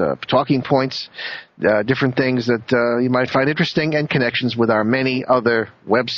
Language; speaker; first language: English; native; English